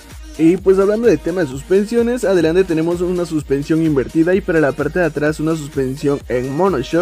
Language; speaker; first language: Spanish; native; Spanish